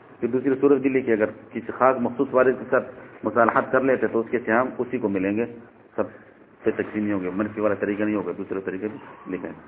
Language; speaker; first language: Urdu; non-native, local second language; Northern Hindko